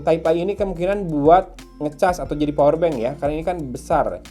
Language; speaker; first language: Indonesian; native; Indonesian